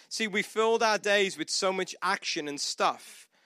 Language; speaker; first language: English; native; English